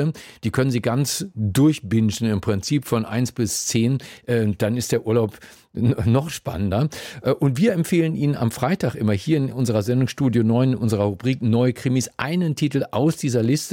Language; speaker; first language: German; native; German